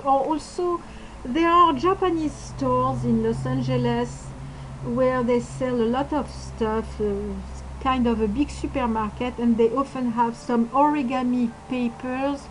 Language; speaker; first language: English; non-native, fluent; French